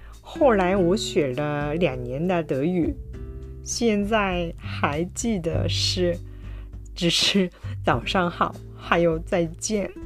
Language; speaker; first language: Chinese; non-native, fluent; Japanese